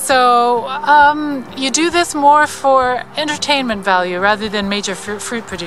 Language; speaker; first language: English; native; English